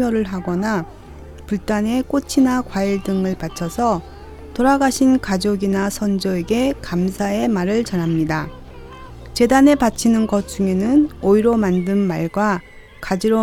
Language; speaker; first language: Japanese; non-native, fluent; Korean